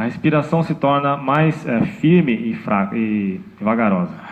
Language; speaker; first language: Portuguese; native; Portuguese